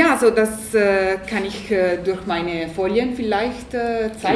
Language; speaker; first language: German; non-native, learner; Italian